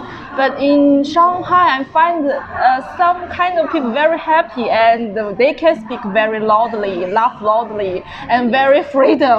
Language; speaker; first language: English; non-native, learner; Chinese